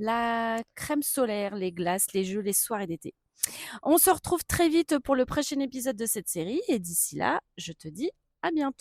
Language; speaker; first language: French; native; French